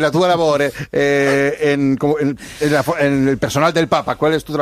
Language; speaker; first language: Spanish; native; Spanish